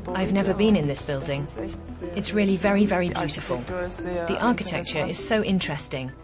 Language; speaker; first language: English; non-native, fluent; Turkish